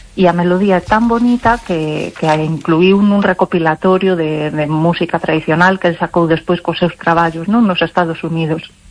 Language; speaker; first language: Galician; native; Galician